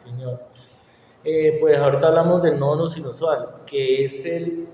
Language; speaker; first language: Spanish; native; Spanish